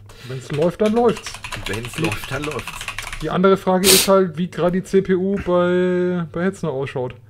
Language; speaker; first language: German; native; German